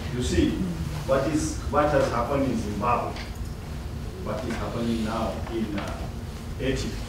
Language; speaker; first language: English; non-native, fluent; Morisyen